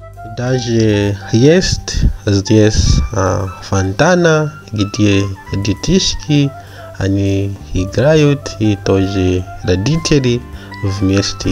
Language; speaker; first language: Russian; non-native, learner; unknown